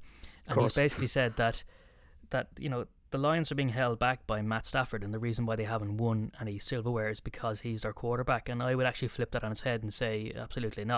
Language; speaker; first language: English; native; English